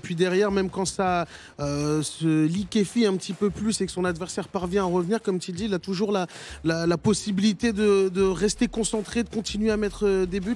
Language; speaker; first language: French; native; French